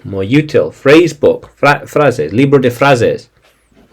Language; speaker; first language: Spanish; non-native, learner; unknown